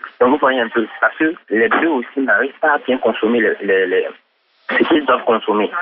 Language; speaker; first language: French; non-native, local second language; Ewe